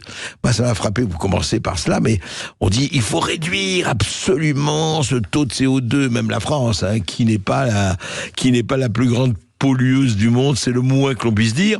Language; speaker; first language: French; native; French